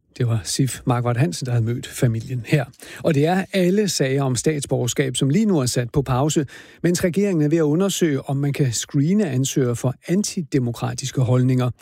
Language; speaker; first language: Danish; native; Danish